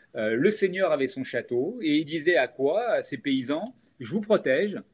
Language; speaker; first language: French; native; French